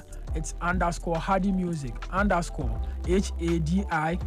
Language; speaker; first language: English; non-native, local second language; Akan